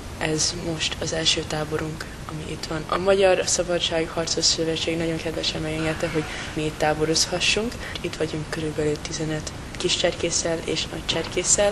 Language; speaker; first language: Hungarian; early bilingual, heritage; English